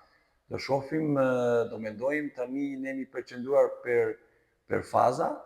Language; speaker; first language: Albanian; non-native, fluent; Serbian